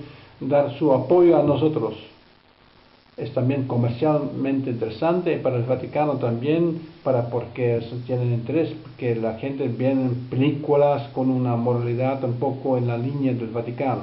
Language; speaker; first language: Spanish; non-native, fluent; Dutch